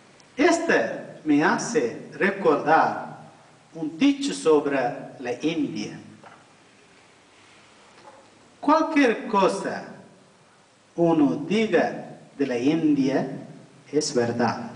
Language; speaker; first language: Spanish; non-native, fluent; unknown